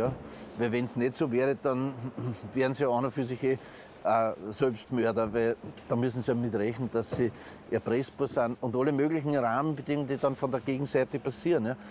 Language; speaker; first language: German; native; German